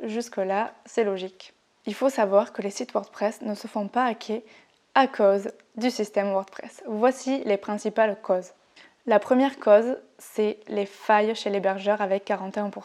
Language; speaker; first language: French; native; French